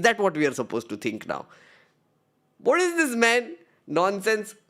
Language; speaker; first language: English; non-native, local second language; Hindi